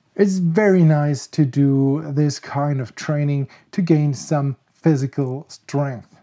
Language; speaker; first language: English; non-native, fluent; German